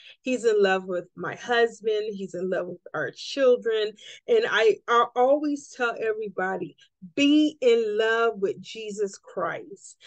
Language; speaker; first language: English; native; English